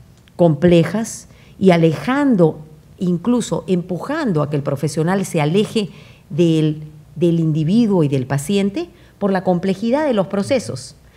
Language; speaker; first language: Spanish; native; Spanish